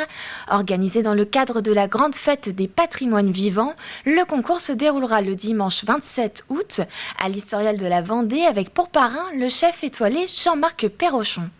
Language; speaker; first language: French; native; French